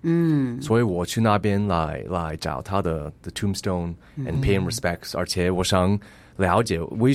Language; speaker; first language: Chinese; early bilingual, heritage; English